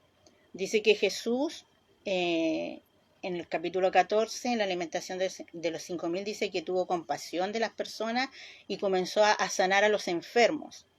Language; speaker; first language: Spanish; native; Spanish